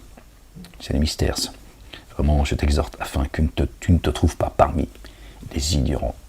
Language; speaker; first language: French; native; French